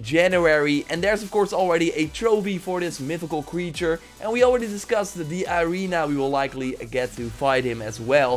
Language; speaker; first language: English; non-native, fluent; Dutch